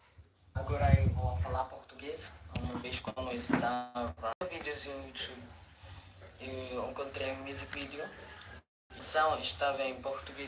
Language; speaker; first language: Portuguese; non-native, learner; Filipino